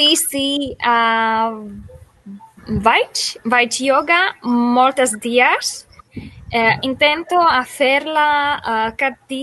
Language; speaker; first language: Catalan; non-native, learner; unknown